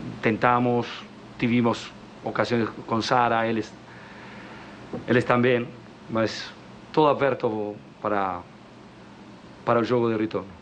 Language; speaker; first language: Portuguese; non-native, learner; Spanish